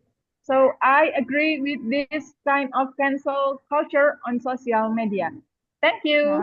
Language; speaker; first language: English; non-native, learner; Indonesian